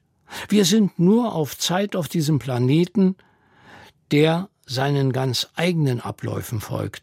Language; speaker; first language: German; native; German